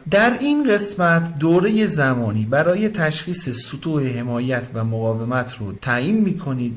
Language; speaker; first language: Persian; native; Persian